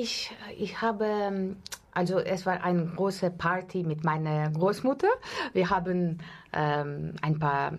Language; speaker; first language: German; non-native, learner; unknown